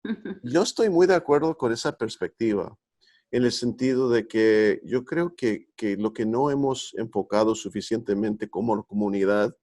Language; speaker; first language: Spanish; early bilingual, heritage; Spanish